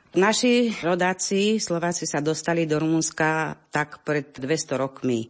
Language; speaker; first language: Slovak; early bilingual, heritage; Slovak